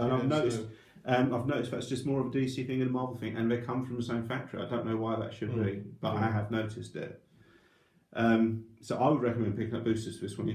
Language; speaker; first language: English; native; English